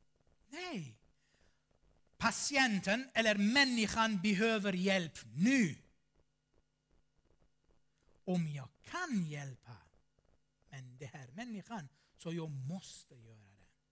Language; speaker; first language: Swedish; non-native, fluent; Armenian